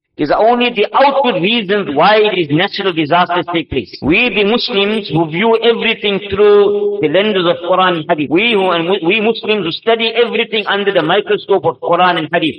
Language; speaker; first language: English; native; English